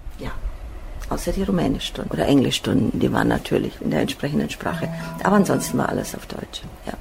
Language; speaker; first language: German; native; German